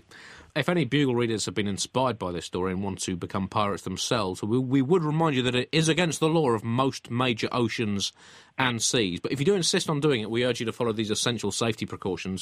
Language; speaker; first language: English; native; English